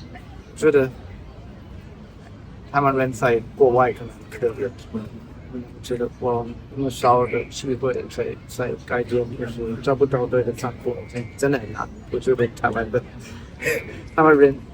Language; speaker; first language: Chinese; non-native, learner; German